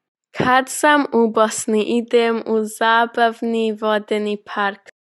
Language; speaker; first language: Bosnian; early bilingual, heritage; English